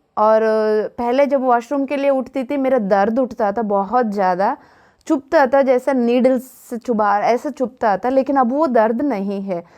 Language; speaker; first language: Hindi; non-native, local second language; Telugu